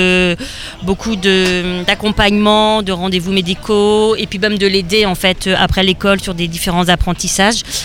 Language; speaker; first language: French; native; French